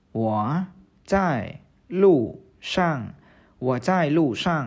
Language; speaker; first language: Chinese; non-native, fluent; Khmer